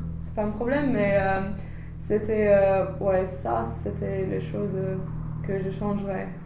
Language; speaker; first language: French; non-native, fluent; English